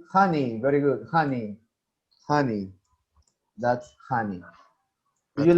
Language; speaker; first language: English; non-native, fluent; Spanish